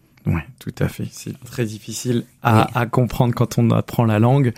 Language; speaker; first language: French; native; French